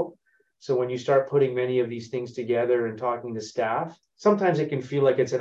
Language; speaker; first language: English; native; English